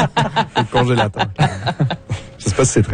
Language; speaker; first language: French; native; French